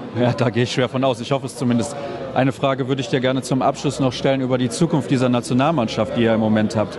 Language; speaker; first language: German; native; German